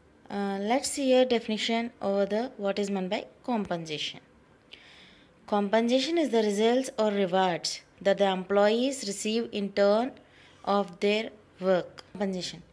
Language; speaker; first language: English; non-native, local second language; Telugu